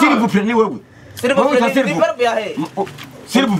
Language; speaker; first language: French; non-native, local second language; Rundi